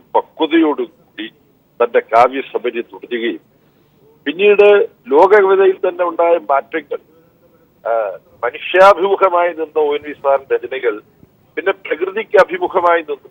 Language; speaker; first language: Malayalam; native; Malayalam